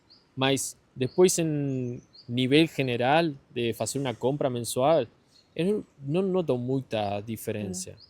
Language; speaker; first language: Portuguese; non-native, learner; Spanish